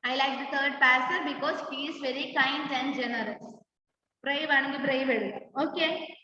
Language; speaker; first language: English; non-native, local second language; Malayalam